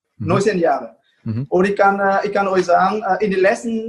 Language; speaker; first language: German; non-native, fluent; Vietnamese